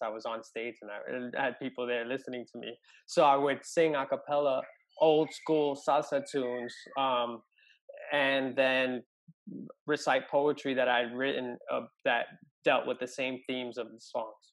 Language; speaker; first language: English; early bilingual, other home language; Spanish